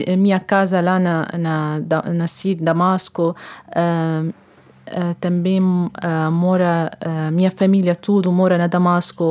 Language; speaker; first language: Portuguese; non-native, learner; Arabic